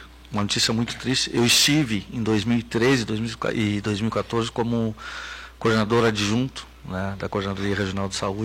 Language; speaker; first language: Portuguese; native; Portuguese